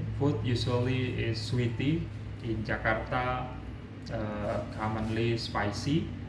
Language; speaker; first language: English; non-native, learner; Indonesian